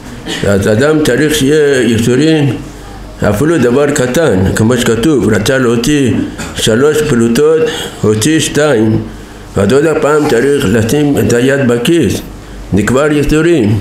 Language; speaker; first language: Hebrew; non-native, fluent; Persian